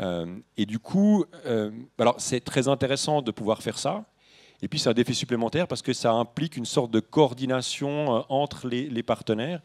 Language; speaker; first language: French; native; French